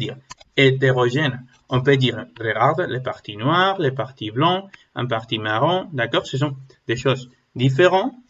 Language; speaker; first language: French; non-native, learner; Spanish